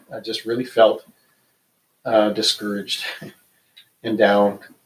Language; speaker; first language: English; native; English